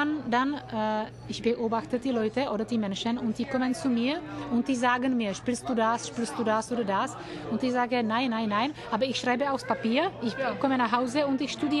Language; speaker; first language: German; non-native, learner; Czech